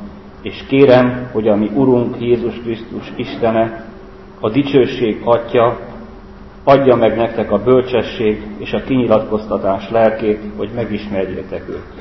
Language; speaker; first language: Hungarian; native; Hungarian